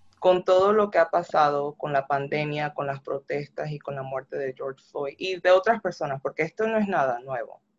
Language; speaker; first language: Spanish; early bilingual, other home language; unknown